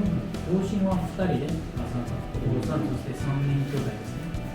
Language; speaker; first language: Japanese; non-native, fluent; Filipino